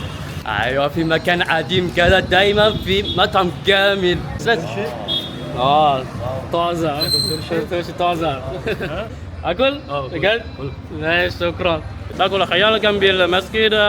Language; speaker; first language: Arabic; non-native, fluent; Chinese